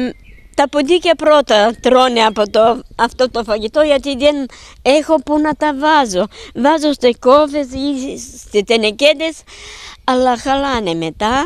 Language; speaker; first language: Greek; non-native, fluent; Bulgarian